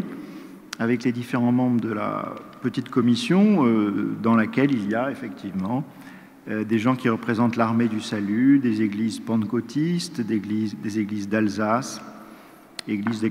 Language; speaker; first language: French; native; French